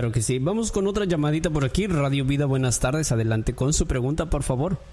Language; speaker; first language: Spanish; native; Spanish